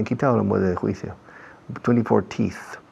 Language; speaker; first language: Spanish; non-native, fluent; English